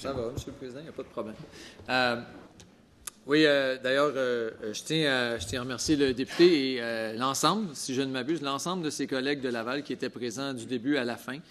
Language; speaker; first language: French; native; French